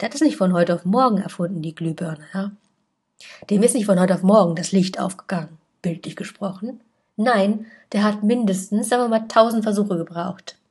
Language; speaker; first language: German; native; German